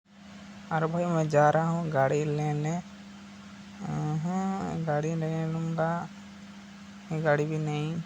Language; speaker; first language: Hindi; non-native, local second language; Odia